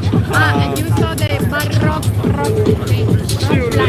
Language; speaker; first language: English; non-native, fluent; Spanish